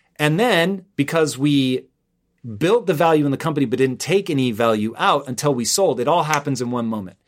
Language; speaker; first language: English; native; English